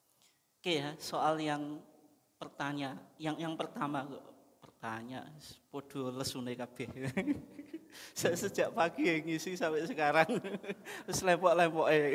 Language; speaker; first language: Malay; non-native, local second language; Javanese